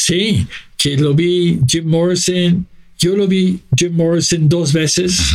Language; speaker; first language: Spanish; non-native, fluent; English